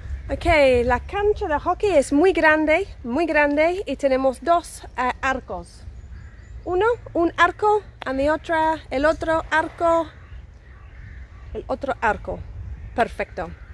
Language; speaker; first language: Spanish; non-native, fluent; English